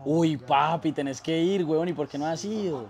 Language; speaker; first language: Spanish; native; Spanish